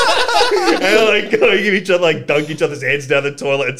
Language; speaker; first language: English; early bilingual, other home language; Greek